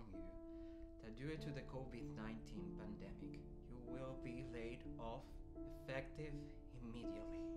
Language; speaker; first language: English; non-native, fluent; Italian